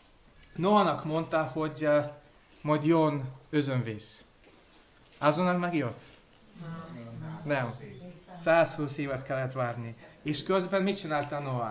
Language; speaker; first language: Hungarian; non-native, learner; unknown